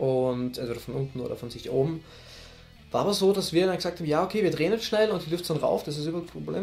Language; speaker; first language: German; native; German